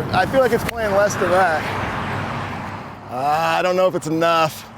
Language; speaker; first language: English; native; English